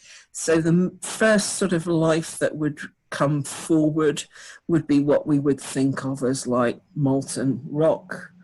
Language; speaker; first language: English; native; English